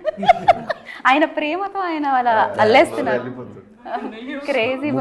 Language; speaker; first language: Telugu; native; Telugu